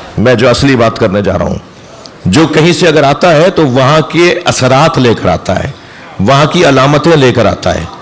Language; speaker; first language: Urdu; native; Urdu